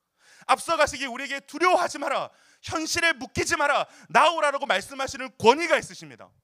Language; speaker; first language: Korean; native; Korean